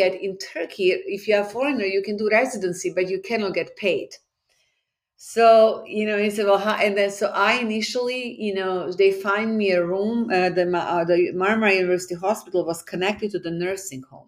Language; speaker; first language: English; non-native, fluent; Bosnian